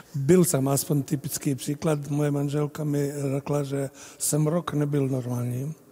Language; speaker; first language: Czech; non-native, fluent; Bosnian